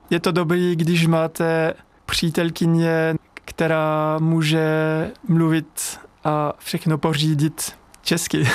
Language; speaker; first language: Czech; non-native, learner; French